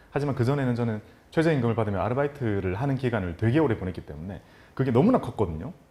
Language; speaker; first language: Korean; native; Korean